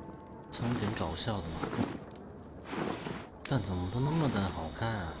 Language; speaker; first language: Chinese; native; Chinese